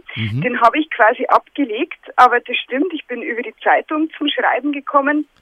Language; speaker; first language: German; native; German